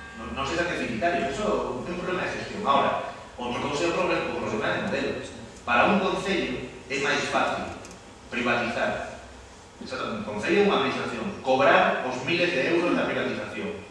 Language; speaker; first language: Galician; non-native, local second language; Spanish